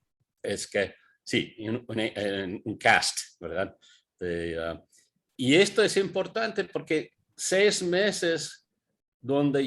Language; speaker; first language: Spanish; non-native, fluent; English